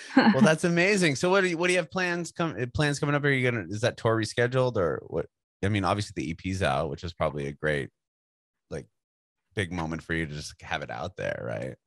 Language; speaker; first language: English; native; English